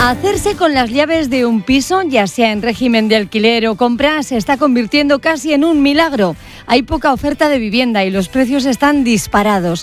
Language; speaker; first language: Spanish; native; Spanish